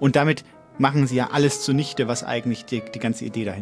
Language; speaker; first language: German; native; German